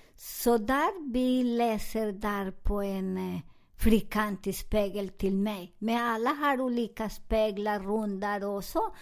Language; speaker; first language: Swedish; non-native, learner; Spanish